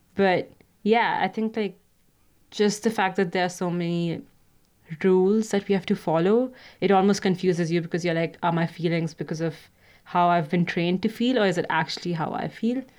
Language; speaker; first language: English; non-native, local second language; Hindi